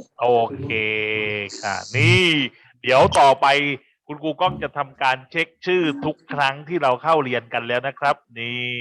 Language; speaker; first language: Thai; native; Thai